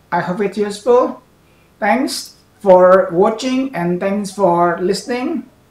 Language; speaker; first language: English; non-native, fluent; Indonesian